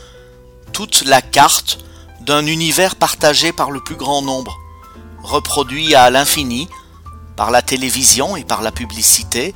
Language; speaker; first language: French; native; French